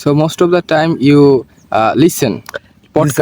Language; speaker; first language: English; non-native, learner; Bangla